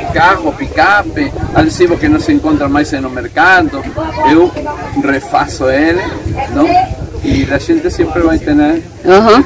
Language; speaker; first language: Portuguese; non-native, learner; Spanish